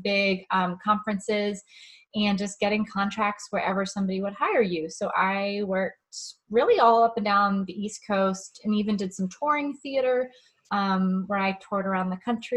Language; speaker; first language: English; native; English